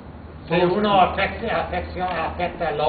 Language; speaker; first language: Spanish; non-native, fluent; English